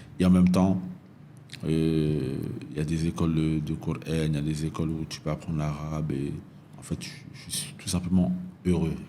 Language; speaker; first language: French; native; French